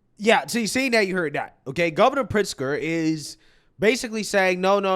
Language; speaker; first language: English; native; English